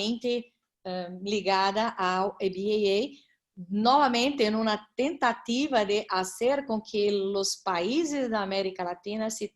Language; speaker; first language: Portuguese; non-native, learner; Spanish